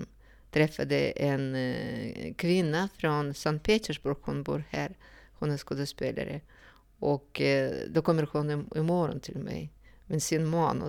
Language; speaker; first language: Swedish; non-native, fluent; Russian